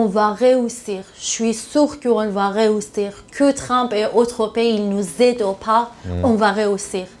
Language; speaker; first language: French; non-native, learner; Persian